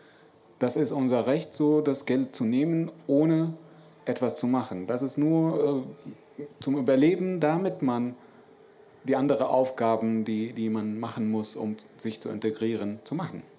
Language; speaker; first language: German; non-native, fluent; Arabic